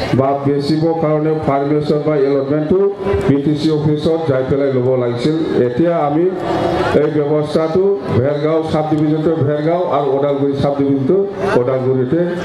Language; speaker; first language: Assamese; non-native, local second language; Bodo